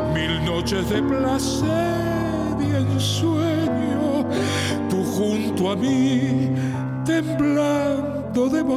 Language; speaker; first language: Spanish; native; Spanish